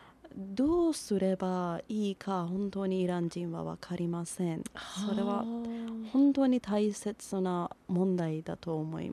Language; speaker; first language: Japanese; non-native, learner; Persian